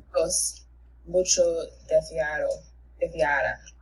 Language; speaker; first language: Spanish; non-native, learner; English